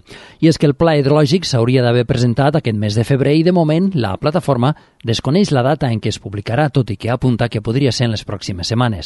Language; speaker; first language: Catalan; native; Catalan